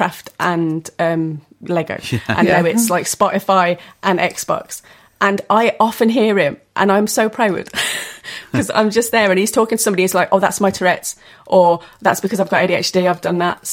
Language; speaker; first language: English; native; English